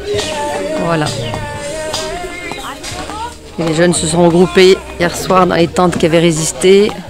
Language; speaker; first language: French; native; French